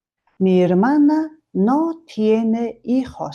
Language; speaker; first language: Spanish; non-native, fluent; Mongolian